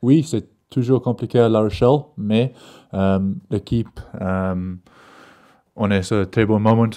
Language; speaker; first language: French; non-native, learner; English